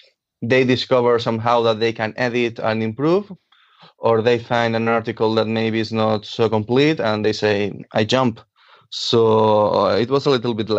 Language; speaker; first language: English; non-native, fluent; Catalan